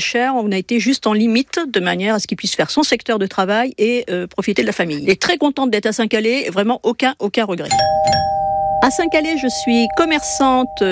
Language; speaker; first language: French; native; French